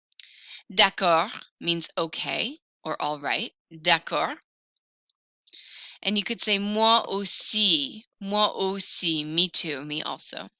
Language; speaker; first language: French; non-native, fluent; English